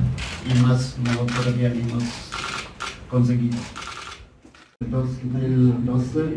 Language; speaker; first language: Spanish; non-native, fluent; German